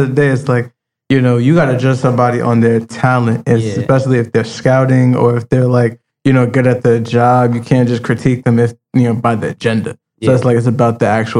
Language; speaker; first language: English; native; English